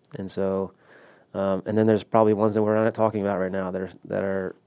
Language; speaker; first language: English; native; English